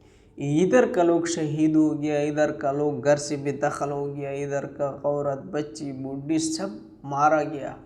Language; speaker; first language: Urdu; non-native, local second language; Pashto